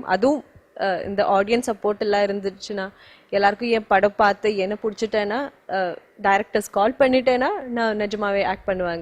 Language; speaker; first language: Tamil; non-native, learner; Malayalam